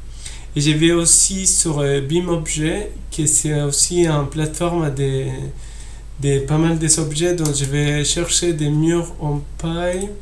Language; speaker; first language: French; non-native, fluent; Spanish